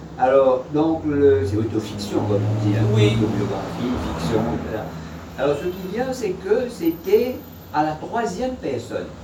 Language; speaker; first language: French; non-native, local second language; Morisyen